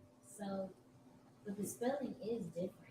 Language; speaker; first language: English; native; English